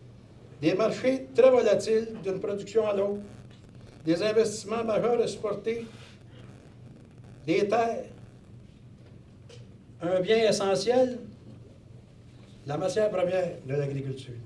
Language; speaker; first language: French; native; French